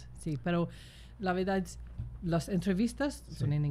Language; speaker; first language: Spanish; non-native, fluent; English